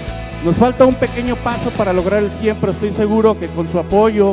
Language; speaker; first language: Spanish; native; Spanish